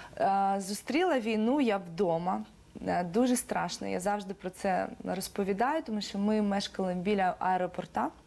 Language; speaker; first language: Ukrainian; non-native, local second language; Russian